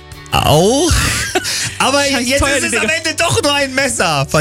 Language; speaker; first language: German; native; German